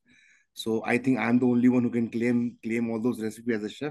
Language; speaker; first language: English; non-native, local second language; Punjabi